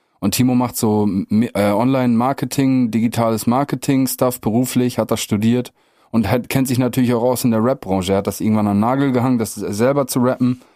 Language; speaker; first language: German; native; German